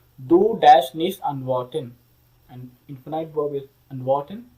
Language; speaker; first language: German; non-native, learner; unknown